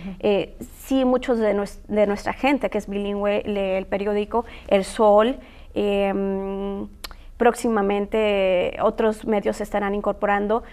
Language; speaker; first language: Spanish; native; Spanish